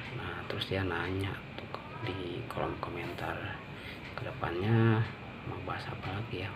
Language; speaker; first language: Indonesian; non-native, local second language; Sundanese